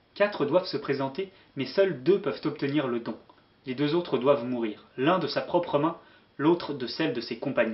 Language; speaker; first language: French; native; French